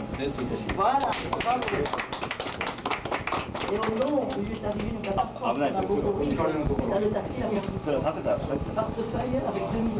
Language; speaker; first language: French; non-native, fluent; Japanese